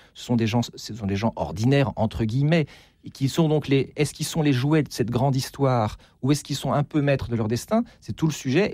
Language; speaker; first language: French; native; French